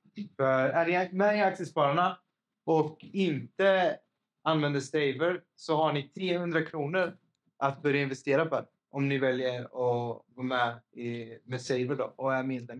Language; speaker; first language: Swedish; native; Swedish